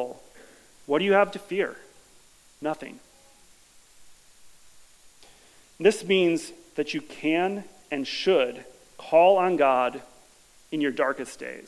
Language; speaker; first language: English; native; English